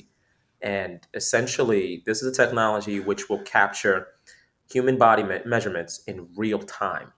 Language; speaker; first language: English; native; English